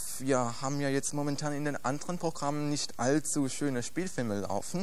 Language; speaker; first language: German; native; German